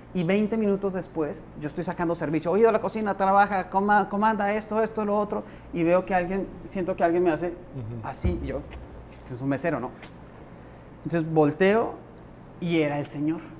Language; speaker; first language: Spanish; native; Spanish